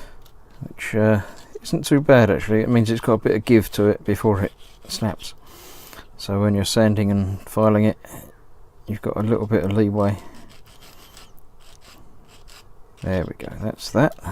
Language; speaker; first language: English; native; English